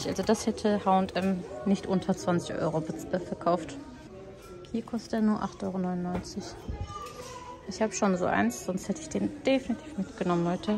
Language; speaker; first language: German; early bilingual, other home language; Turkish